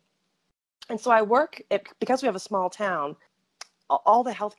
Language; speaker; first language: English; native; English